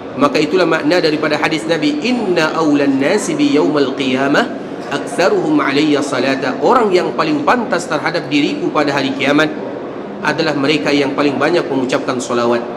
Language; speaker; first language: Malay; native; Malay